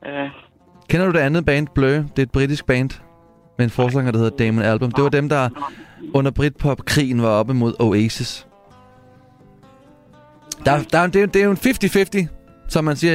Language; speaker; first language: Danish; native; Danish